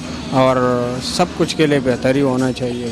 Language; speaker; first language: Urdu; non-native, local second language; Pashto